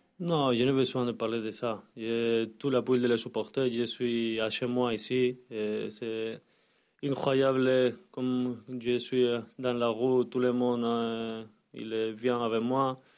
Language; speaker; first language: French; non-native, learner; Spanish